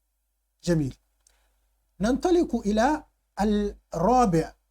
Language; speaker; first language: Arabic; non-native, fluent; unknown